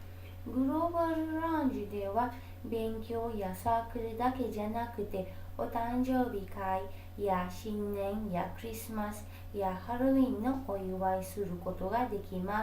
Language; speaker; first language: Japanese; non-native, learner; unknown